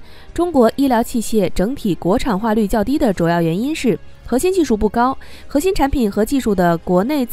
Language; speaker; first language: Chinese; native; Chinese